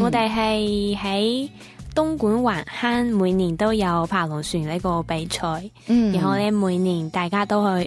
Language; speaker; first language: Cantonese; native; Cantonese